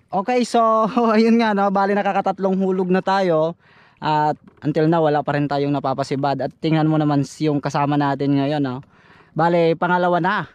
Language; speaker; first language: Filipino; non-native, local second language; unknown